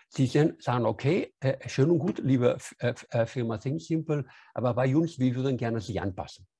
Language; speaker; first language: German; non-native, fluent; Spanish